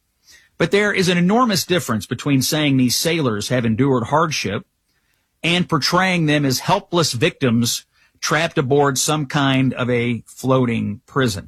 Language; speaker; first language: English; native; English